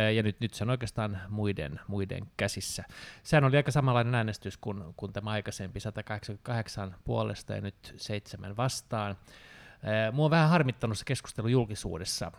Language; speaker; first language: Finnish; native; Finnish